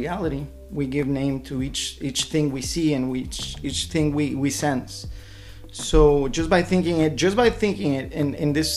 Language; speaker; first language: English; non-native, fluent; Spanish